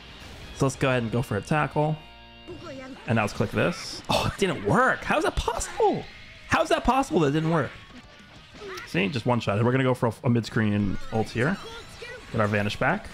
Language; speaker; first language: English; native; English